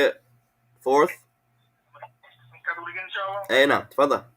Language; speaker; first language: Arabic; non-native, fluent; English